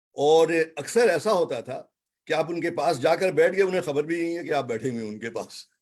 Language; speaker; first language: Urdu; native; Urdu